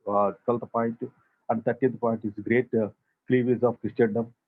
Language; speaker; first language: English; non-native, local second language; Telugu